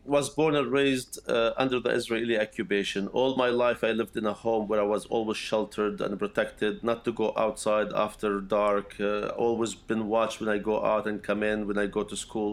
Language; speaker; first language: English; non-native, fluent; Arabic